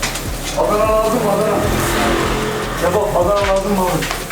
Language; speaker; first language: Turkish; native; Turkish